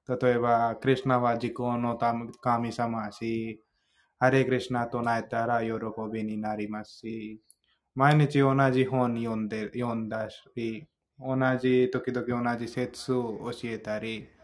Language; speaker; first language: Japanese; non-native, fluent; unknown